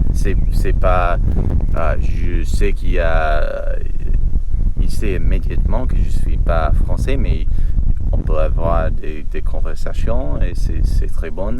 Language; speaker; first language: French; non-native, learner; English